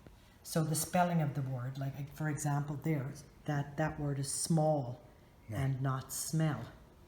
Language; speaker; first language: English; native; English